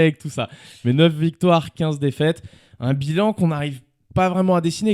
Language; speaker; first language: French; native; French